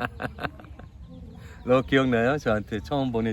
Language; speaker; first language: Korean; native; Korean